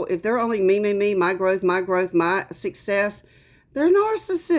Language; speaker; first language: English; native; English